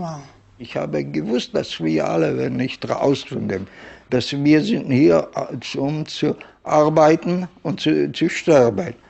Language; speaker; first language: German; non-native, fluent; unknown